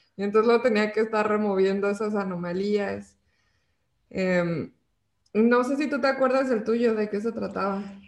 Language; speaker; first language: Spanish; native; Spanish